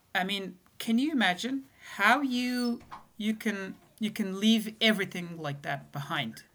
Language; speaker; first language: English; non-native, fluent; Persian